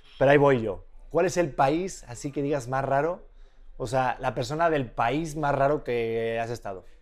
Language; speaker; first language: Spanish; native; Spanish